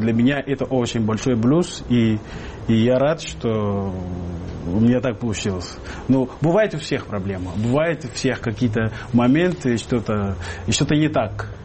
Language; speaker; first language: Russian; non-native, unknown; Arabic